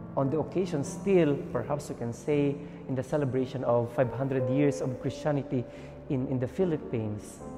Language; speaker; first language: English; non-native, local second language; Filipino